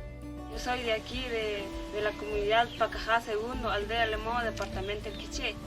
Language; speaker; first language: Spanish; non-native, local second language; Kʼicheʼ